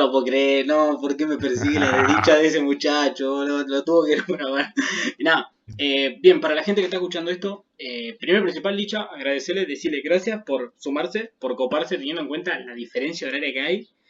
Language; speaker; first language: Spanish; native; Spanish